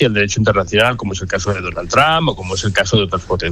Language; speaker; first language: Spanish; native; Spanish